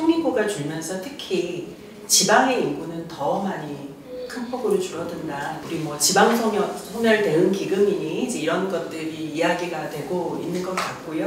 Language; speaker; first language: Korean; native; Korean